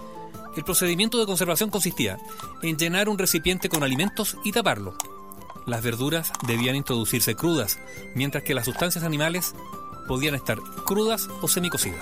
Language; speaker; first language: Spanish; native; Spanish